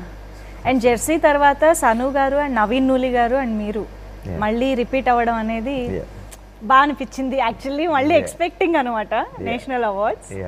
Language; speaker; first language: Telugu; native; Telugu